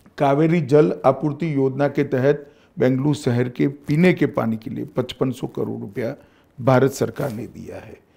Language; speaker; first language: Hindi; non-native, local second language; Gujarati